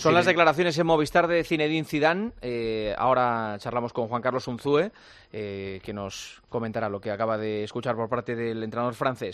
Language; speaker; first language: Spanish; native; Spanish